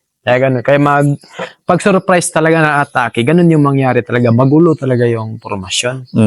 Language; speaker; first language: Filipino; non-native, local second language; Cebuano